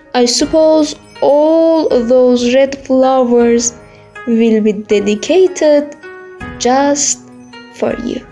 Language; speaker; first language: English; non-native, fluent; Persian